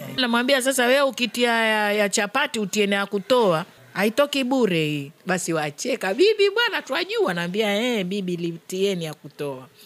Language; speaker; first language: Swahili; native; Swahili